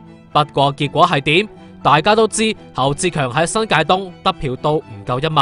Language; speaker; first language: Cantonese; native; Cantonese